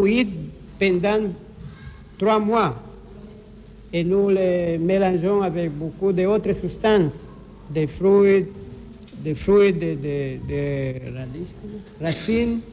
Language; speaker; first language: French; non-native, learner; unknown